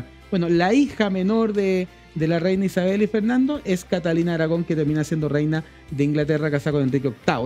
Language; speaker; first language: Spanish; native; Spanish